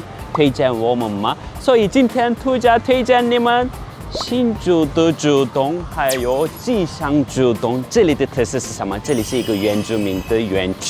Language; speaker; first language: Chinese; non-native, fluent; Turkish